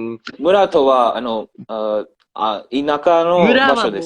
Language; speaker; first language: Japanese; non-native, learner; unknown